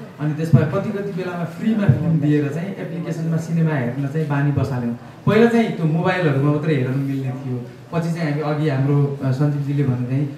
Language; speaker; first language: Nepali; native; Nepali